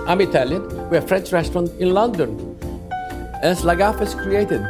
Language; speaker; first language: English; non-native, learner; Italian